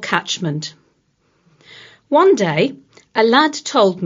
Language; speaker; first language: English; native; English